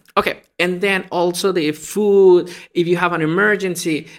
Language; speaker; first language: English; non-native, fluent; Spanish